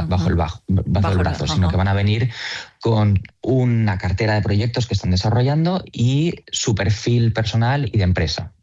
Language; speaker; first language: Spanish; native; Spanish